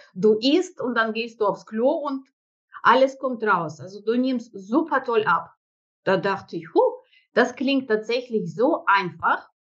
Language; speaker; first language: German; non-native, fluent; Russian